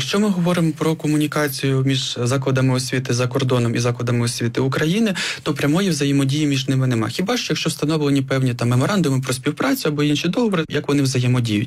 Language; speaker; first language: Ukrainian; native; Ukrainian